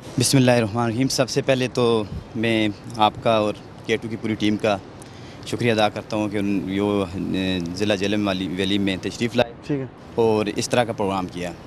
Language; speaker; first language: Urdu; non-native, local second language; Pahari-Potwari